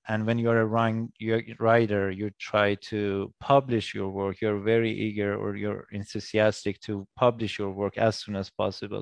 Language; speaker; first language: English; non-native, fluent; Persian